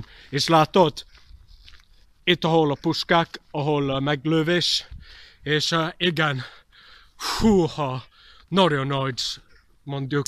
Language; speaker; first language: Hungarian; non-native, learner; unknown